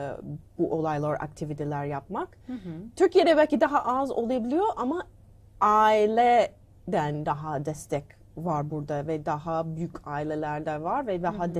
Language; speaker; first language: Turkish; non-native, learner; English